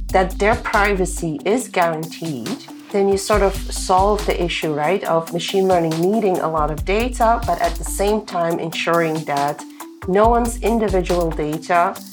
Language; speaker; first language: English; non-native, fluent; Dutch